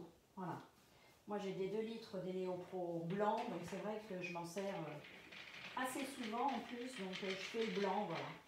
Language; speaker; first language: French; native; French